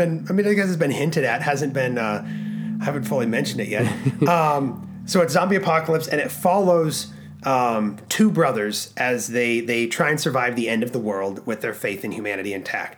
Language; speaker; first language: English; native; English